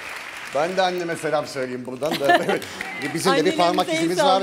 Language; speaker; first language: Turkish; native; Turkish